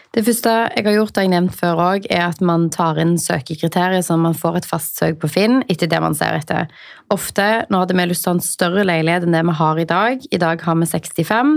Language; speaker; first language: Norwegian; native; Norwegian